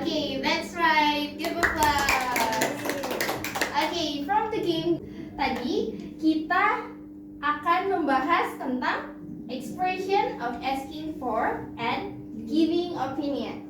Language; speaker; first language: English; non-native, fluent; Indonesian